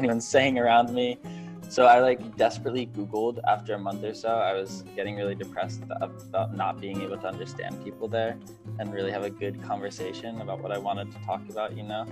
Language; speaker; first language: English; native; English